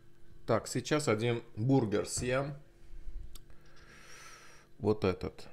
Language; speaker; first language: Russian; non-native, local second language; Azerbaijani